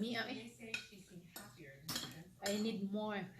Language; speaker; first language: English; non-native, local second language; Filipino